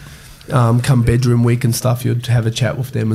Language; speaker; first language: English; native; English